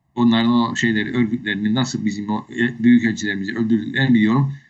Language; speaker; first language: Turkish; native; Turkish